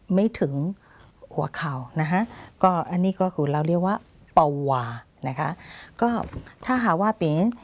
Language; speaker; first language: Thai; non-native, fluent; Burmese